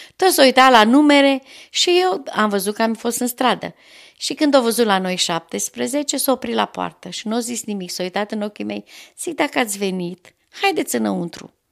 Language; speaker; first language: Romanian; native; Romanian